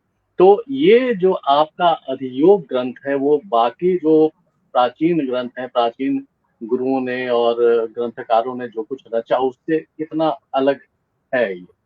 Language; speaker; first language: Hindi; native; Hindi